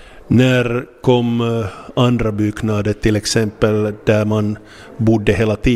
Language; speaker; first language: Swedish; non-native, local second language; Finnish